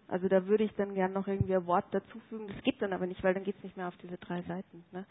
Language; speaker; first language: German; native; German